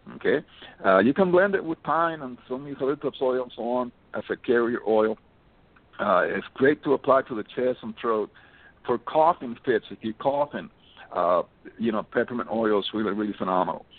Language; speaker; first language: English; early bilingual, other home language; Spanish